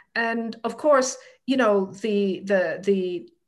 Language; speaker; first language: English; non-native, local second language; Cantonese